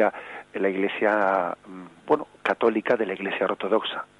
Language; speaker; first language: Spanish; native; Spanish